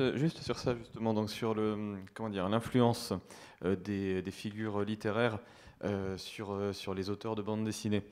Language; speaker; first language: French; native; French